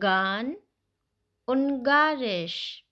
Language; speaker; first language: German; non-native, fluent; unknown